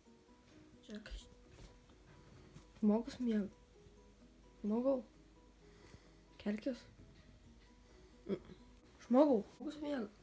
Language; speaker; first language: Lithuanian; native; Lithuanian